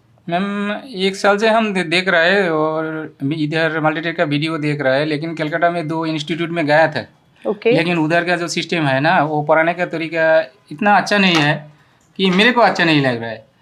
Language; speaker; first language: Hindi; non-native, local second language; Bangla